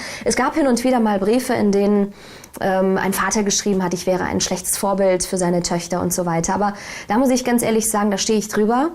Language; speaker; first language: German; early bilingual, other home language; Turkish